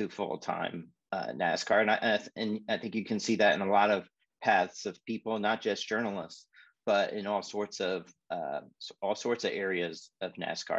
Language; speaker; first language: English; native; English